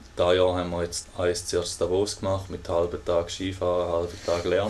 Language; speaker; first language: German; native; German